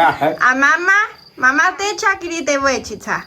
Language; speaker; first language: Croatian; non-native, learner; Chinese